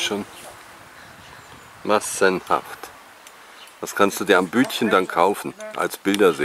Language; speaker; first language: German; native; German